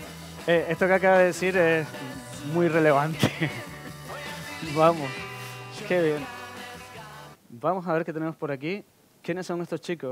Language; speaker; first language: Spanish; native; Spanish